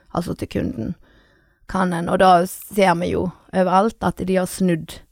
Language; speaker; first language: Norwegian; native; Norwegian